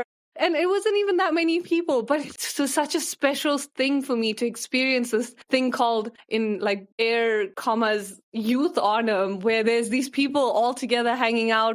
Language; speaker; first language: English; early bilingual, other home language; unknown